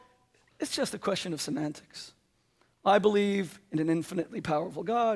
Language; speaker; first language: English; native; English